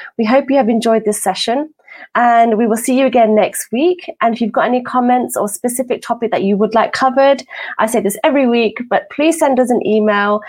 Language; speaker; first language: English; native; English